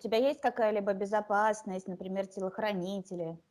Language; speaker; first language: Russian; native; Russian